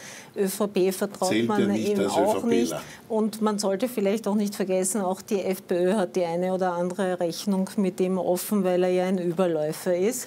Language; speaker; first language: German; native; German